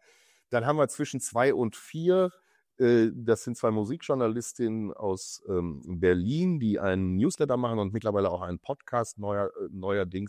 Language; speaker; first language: German; native; German